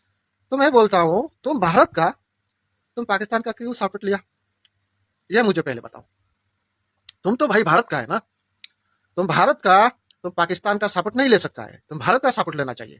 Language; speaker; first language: Hindi; non-native, local second language; Bangla